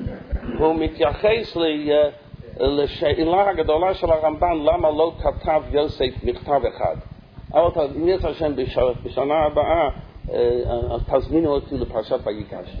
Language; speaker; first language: Hebrew; non-native, fluent; English